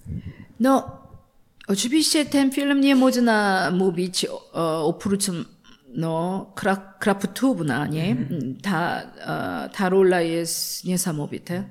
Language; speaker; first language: Polish; non-native, learner; Korean